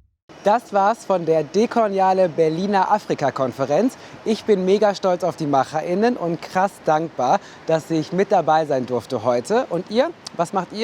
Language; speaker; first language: German; native; German